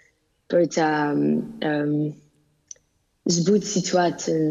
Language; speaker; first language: Albanian; early bilingual, heritage; Albanian